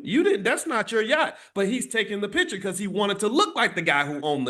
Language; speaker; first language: English; native; English